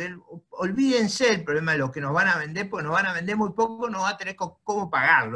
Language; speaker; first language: Spanish; native; Spanish